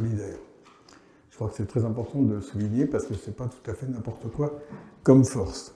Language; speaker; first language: French; native; French